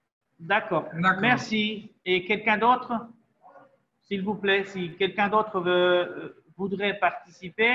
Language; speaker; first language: French; non-native, fluent; Spanish